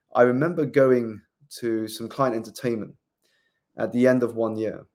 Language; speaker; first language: English; native; English